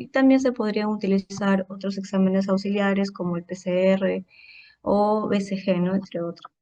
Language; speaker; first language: Spanish; native; Spanish